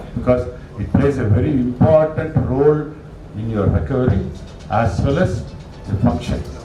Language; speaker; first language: English; non-native, local second language; Telugu